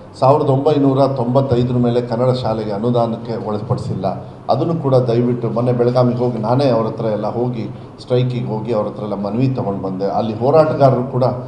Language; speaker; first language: Kannada; native; Kannada